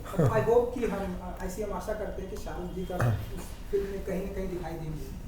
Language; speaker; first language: Hindi; native; Hindi